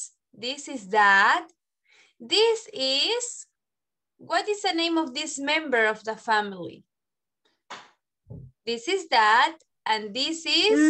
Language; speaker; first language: English; non-native, learner; Spanish